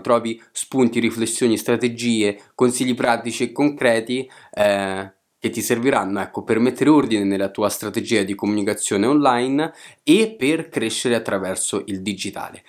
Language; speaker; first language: Italian; native; Italian